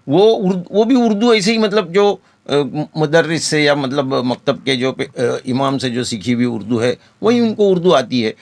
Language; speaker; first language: Hindi; non-native, local second language; Konkani